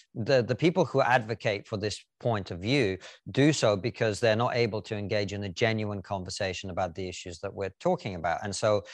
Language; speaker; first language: English; non-native, fluent; Russian